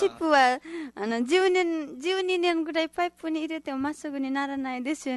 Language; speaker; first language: Japanese; non-native, learner; Nepali